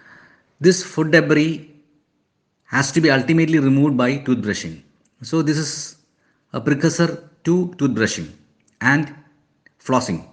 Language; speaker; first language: English; non-native, local second language; Malayalam